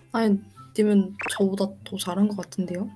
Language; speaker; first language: Korean; non-native, fluent; Arabic